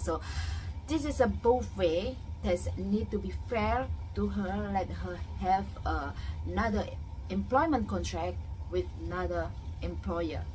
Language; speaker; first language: English; non-native, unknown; Indonesian